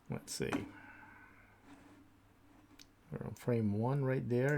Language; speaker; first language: English; native; English